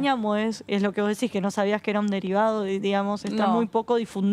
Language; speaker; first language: Spanish; native; Spanish